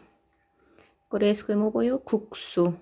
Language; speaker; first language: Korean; non-native, learner; Ukrainian